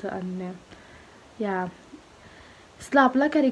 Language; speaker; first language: Dutch; non-native, learner; Somali